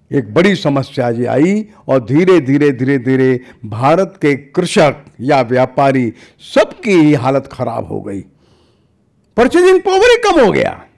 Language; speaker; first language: Hindi; native; Hindi